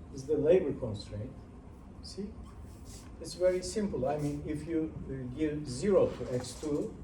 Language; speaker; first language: English; non-native, fluent; Turkish